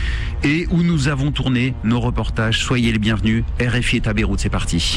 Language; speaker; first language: French; native; French